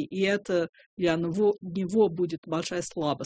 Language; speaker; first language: Russian; non-native, fluent; English